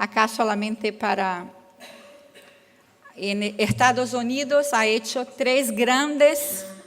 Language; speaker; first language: Spanish; non-native, learner; Portuguese